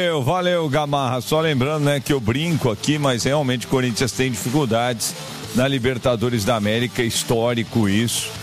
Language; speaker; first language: Portuguese; native; Portuguese